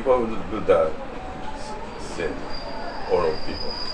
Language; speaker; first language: English; non-native, learner; Japanese